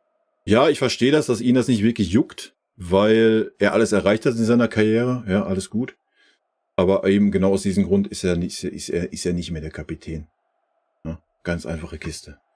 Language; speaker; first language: German; native; German